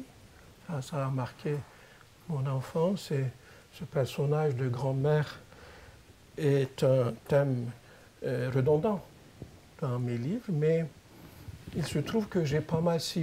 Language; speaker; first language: French; non-native, fluent; Turkish